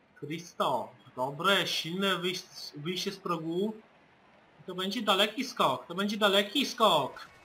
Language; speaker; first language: Polish; native; Polish